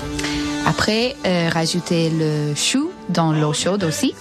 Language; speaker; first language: French; non-native, fluent; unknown